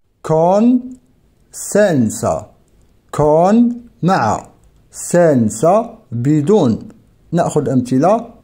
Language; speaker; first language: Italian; non-native, fluent; Arabic